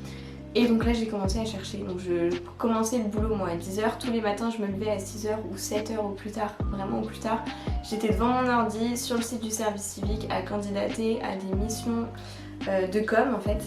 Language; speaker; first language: French; native; French